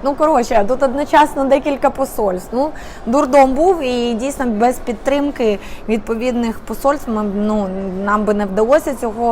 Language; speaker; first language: Ukrainian; native; Ukrainian